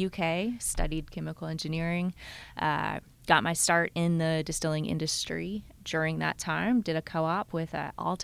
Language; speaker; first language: English; native; English